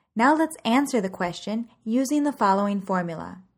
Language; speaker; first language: English; native; English